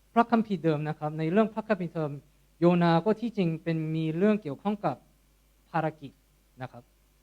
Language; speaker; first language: Thai; non-native, fluent; Korean